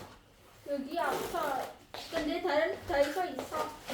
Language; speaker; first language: Korean; non-native, learner; Vietnamese